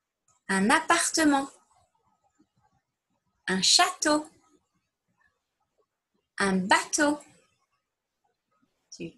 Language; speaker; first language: French; non-native, fluent; English